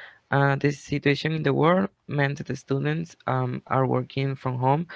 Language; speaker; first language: English; non-native, learner; Spanish